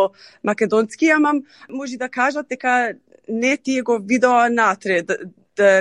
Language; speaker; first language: Macedonian; early bilingual, heritage; Macedonian